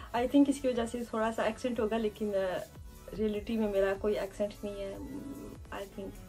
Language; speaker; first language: Urdu; early bilingual, heritage; Urdu